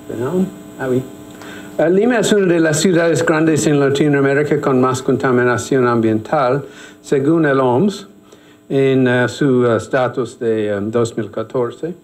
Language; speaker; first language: Spanish; non-native, fluent; English